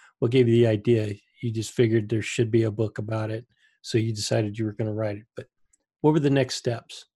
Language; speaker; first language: English; native; English